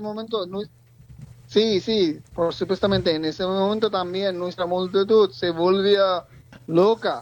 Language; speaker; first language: Spanish; non-native, learner; Bangla